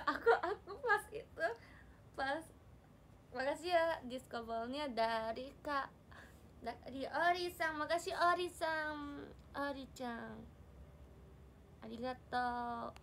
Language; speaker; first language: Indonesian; non-native, fluent; Japanese